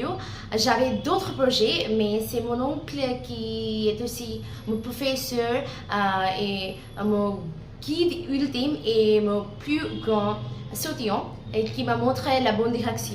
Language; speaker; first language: French; non-native, learner; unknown